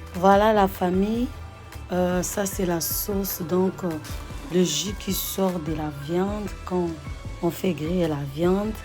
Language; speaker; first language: French; non-native, local second language; Lingala